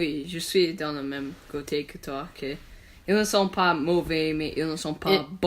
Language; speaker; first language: French; non-native, learner; English